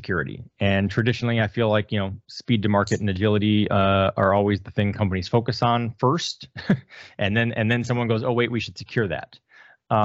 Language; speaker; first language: English; native; English